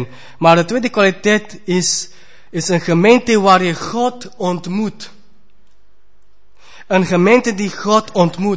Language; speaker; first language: Dutch; non-native, fluent; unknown